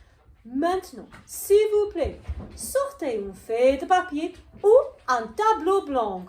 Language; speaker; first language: French; non-native, fluent; English